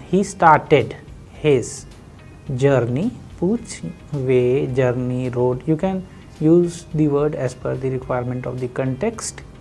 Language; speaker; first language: English; non-native, local second language; Hindi